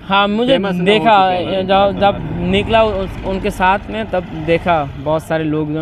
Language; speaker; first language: Hindi; non-native, learner; Bangla